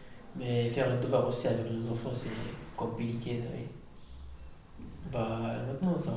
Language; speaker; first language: French; non-native, learner; Arabic